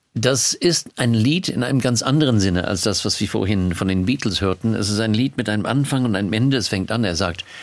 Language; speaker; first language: German; non-native, fluent; English